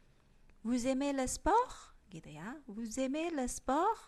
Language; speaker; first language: French; non-native, fluent; Indonesian